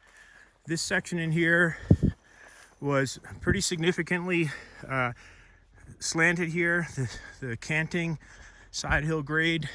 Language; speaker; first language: English; native; English